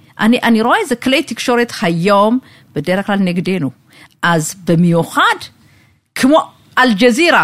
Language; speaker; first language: Hebrew; non-native, fluent; Amharic